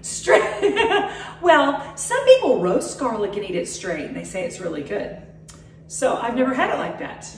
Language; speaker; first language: English; native; English